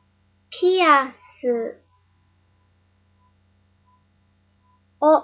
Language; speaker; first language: Japanese; non-native, learner; English